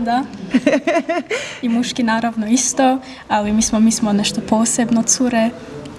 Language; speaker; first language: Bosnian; early bilingual, heritage; Bosnian